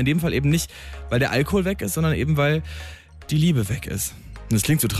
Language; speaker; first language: German; native; German